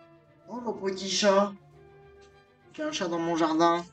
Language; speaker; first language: French; native; French